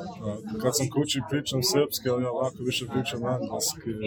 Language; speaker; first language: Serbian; early bilingual, heritage; Serbian